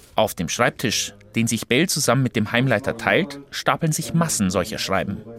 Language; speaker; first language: German; native; German